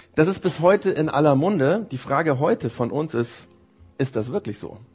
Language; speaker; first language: German; early bilingual, other home language; Japanese